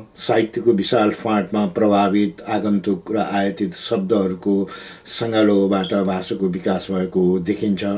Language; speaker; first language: Nepali; non-native, local second language; Gurung